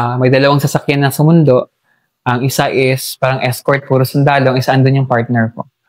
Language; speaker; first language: Filipino; non-native, local second language; Hiligaynon